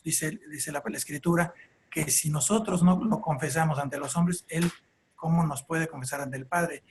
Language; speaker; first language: Spanish; native; Spanish